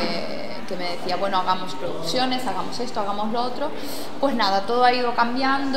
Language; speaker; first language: Spanish; non-native, fluent; Italian